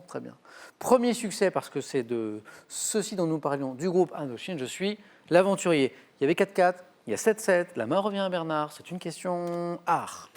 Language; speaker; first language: French; native; French